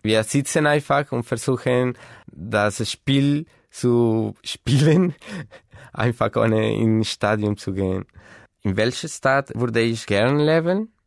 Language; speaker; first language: German; non-native, fluent; Spanish